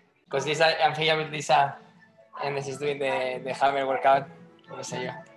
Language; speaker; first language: English; non-native, fluent; Spanish